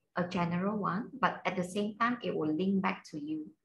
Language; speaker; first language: English; non-native, local second language; Cantonese